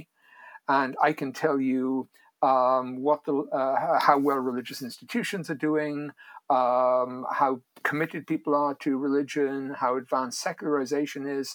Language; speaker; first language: English; native; English